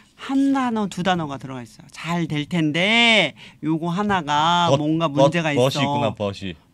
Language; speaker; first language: Korean; native; Korean